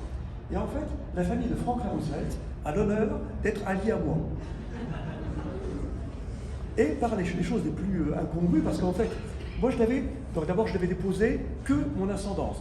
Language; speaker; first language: French; native; French